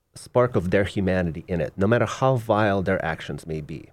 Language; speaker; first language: English; early bilingual, other home language; Russian